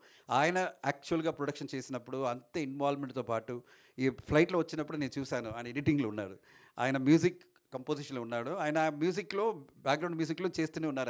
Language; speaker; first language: Telugu; non-native, learner; Tamil